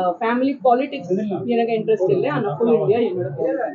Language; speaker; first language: Tamil; non-native, local second language; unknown